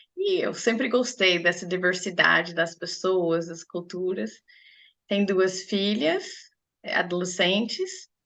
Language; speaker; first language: Portuguese; non-native, fluent; English